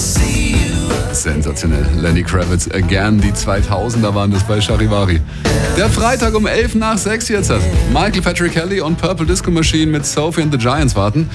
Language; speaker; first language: German; native; German